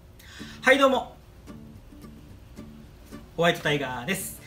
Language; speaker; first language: Japanese; native; Japanese